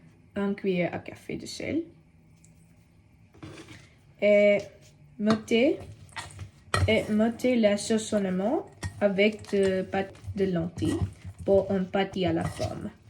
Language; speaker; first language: French; non-native, learner; Tamil